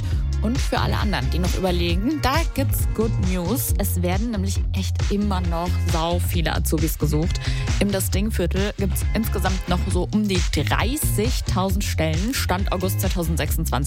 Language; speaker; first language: German; native; German